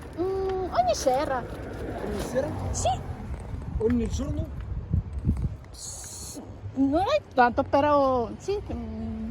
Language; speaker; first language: Italian; non-native, learner; Filipino